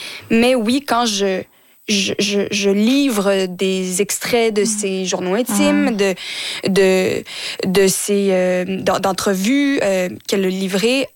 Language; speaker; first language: French; native; French